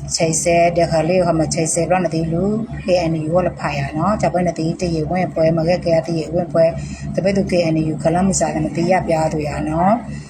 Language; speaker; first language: Burmese; non-native, local second language; S'gaw Karen